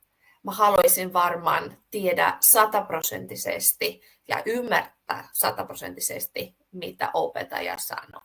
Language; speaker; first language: Finnish; non-native, fluent; Greek